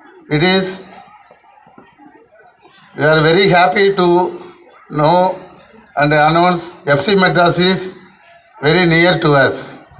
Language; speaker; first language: English; non-native, local second language; Tamil